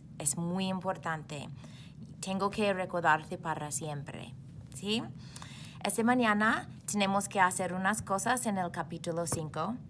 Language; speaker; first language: Spanish; non-native, fluent; English